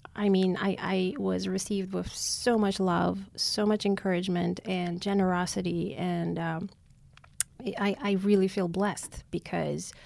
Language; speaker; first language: English; non-native, fluent; Armenian